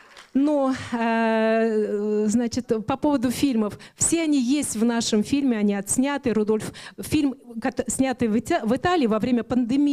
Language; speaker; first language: Russian; native; Russian